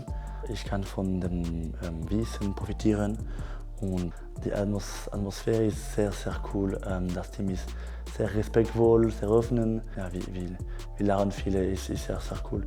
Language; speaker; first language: German; non-native, local second language; French